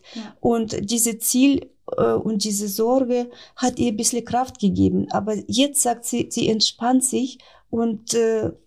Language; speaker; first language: German; non-native, fluent; Ukrainian